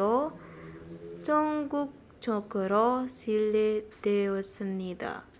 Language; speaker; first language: Korean; non-native, fluent; Indonesian